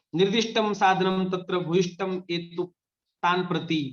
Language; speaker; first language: Hindi; non-native, local second language; Marathi